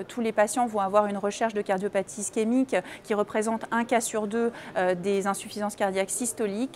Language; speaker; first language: French; native; French